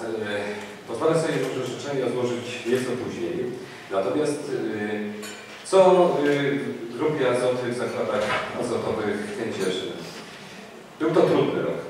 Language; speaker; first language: Polish; native; Polish